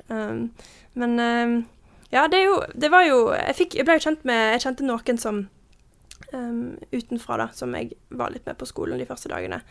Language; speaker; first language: Norwegian; early bilingual, heritage; Norwegian